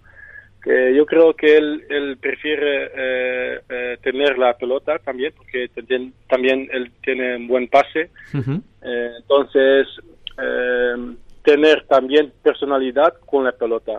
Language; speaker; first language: Spanish; non-native, fluent; Dutch